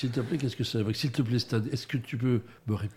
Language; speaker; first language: French; native; French